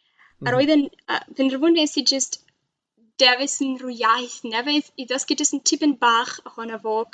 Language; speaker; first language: Welsh; non-native, learner; Russian